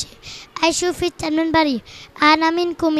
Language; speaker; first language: Arabic; non-native, learner; Bangla